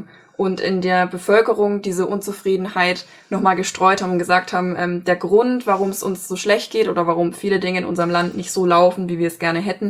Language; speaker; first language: German; native; German